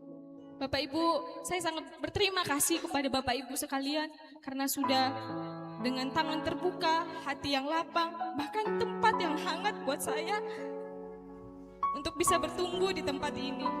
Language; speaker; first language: Indonesian; native; Indonesian